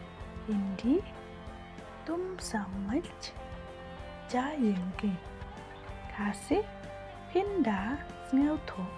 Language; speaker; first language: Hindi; non-native, local second language; Khasi